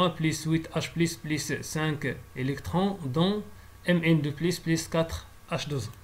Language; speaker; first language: French; non-native, local second language; Arabic